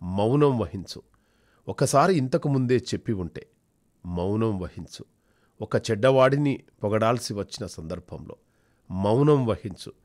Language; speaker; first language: Telugu; native; Telugu